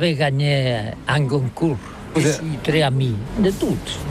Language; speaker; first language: French; non-native, learner; Catalan